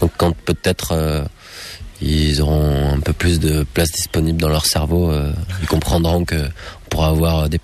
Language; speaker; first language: French; native; French